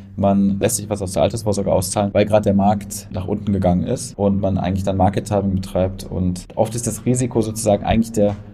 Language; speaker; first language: German; native; German